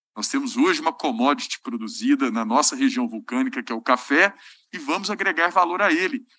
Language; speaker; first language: Portuguese; native; Portuguese